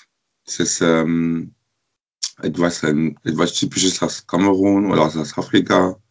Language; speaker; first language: German; non-native, learner; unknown